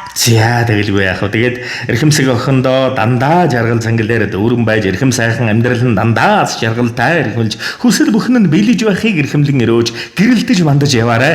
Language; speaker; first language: Mongolian; native; Mongolian